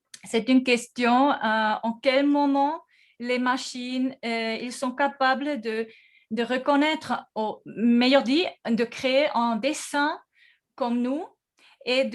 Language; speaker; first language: French; non-native, fluent; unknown